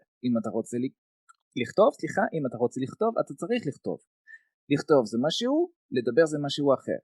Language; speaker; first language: Hebrew; non-native, fluent; French